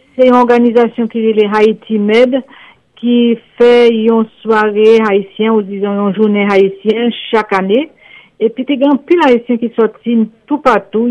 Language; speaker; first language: French; non-native, local second language; Haitian Creole